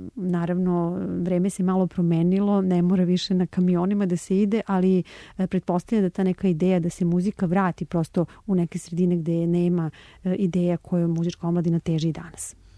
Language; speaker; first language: Serbian; native; Serbian